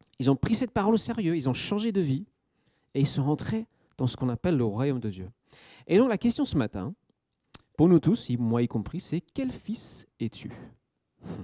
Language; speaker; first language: French; native; French